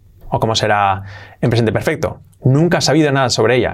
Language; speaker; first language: Spanish; native; Spanish